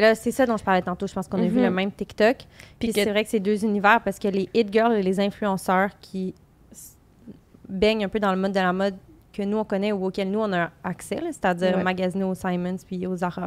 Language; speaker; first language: French; native; French